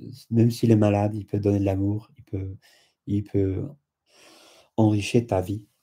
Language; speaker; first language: French; non-native, fluent; English